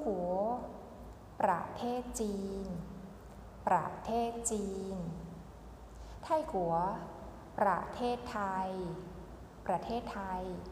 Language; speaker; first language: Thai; non-native, fluent; Chinese